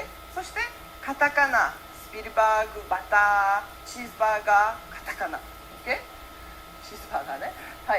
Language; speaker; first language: Japanese; early bilingual, heritage; Japanese